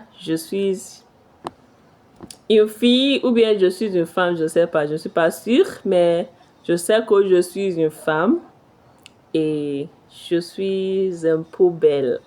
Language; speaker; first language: French; non-native, fluent; Igbo